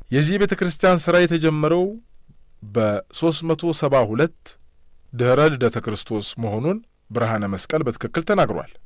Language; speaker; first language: Amharic; native; Amharic